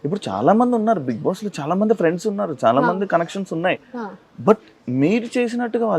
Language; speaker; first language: Telugu; native; Telugu